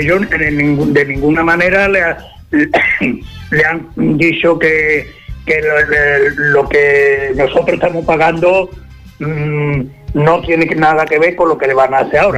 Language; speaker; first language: Spanish; native; Spanish